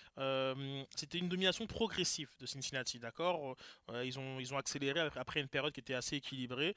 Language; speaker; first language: French; native; French